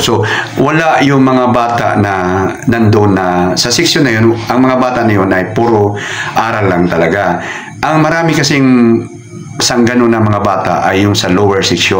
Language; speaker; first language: Filipino; non-native, local second language; Cebuano